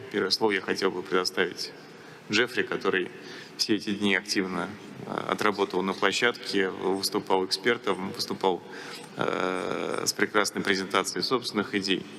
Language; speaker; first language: Russian; native; Russian